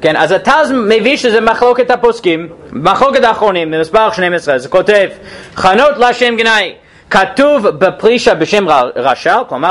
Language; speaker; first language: Hebrew; non-native, fluent; English